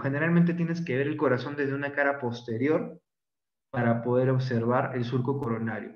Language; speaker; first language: Spanish; native; Spanish